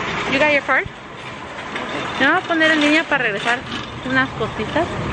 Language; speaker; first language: Spanish; early bilingual, heritage; Spanish